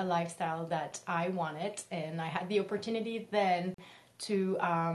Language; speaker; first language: English; non-native, fluent; French